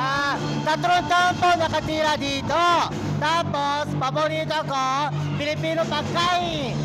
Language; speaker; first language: Filipino; non-native, learner; Japanese